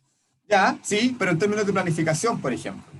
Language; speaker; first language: Spanish; native; Spanish